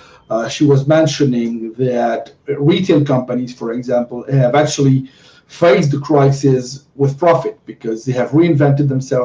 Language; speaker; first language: English; non-native, fluent; Spanish